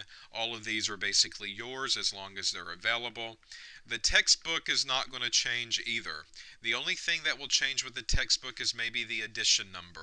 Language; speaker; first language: English; native; English